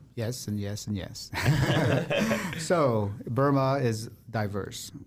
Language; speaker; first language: English; early bilingual, other home language; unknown